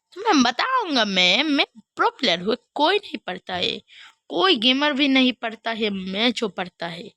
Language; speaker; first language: Hindi; non-native, learner; Bangla